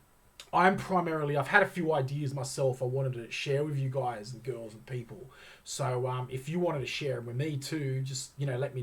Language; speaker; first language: English; native; English